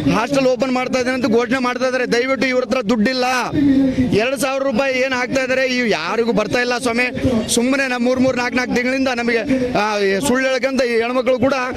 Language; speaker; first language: Kannada; non-native, local second language; Lambadi